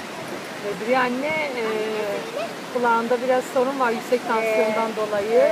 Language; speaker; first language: Turkish; native; Turkish